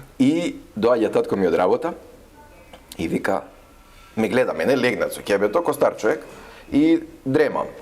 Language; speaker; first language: Macedonian; native; Macedonian